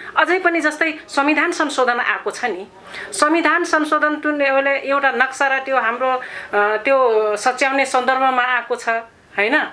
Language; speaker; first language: Nepali; non-native, local second language; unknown